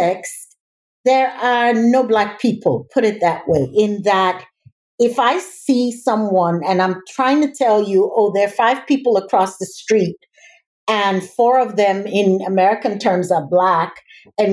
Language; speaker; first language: English; native; English